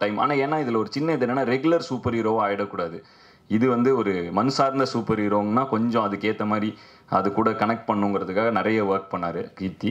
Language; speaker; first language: Tamil; native; Tamil